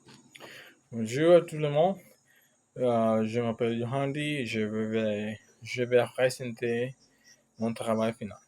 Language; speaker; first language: French; non-native, learner; Spanish